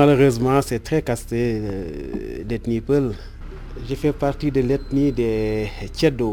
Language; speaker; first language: French; non-native, local second language; Fula